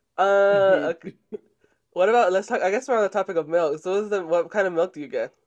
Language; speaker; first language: English; early bilingual, other home language; Spanish